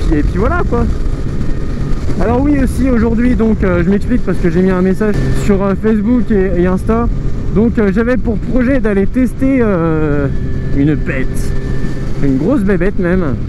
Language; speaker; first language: French; native; French